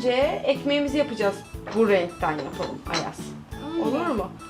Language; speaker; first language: Turkish; native; Turkish